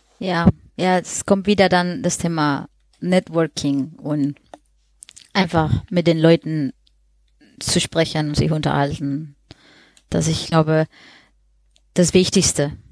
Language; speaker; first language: German; non-native, fluent; Spanish